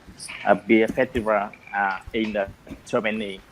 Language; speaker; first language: English; non-native, learner; Vietnamese